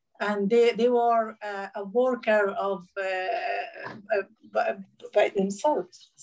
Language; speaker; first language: English; non-native, learner; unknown